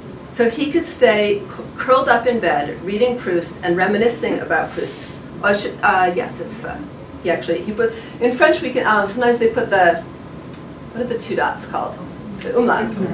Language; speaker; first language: English; native; English